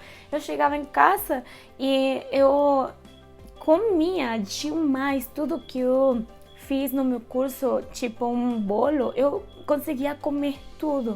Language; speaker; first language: Portuguese; non-native, fluent; Spanish